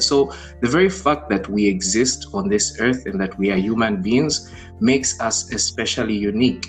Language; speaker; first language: English; non-native, local second language; Bemba